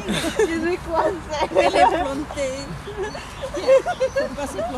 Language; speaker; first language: French; non-native, fluent; Spanish